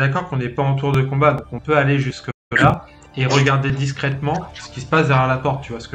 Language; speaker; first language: French; native; French